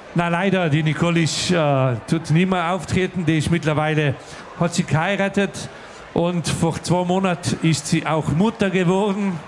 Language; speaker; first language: German; non-native, local second language; Ladin